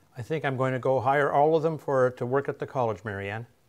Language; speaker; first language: English; native; English